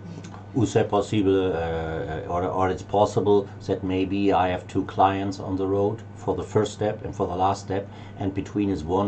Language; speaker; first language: English; non-native, learner; German